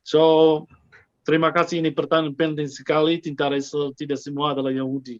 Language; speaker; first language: Indonesian; non-native, fluent; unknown